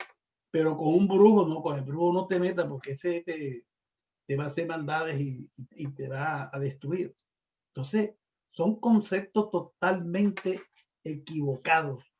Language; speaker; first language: Spanish; native; Spanish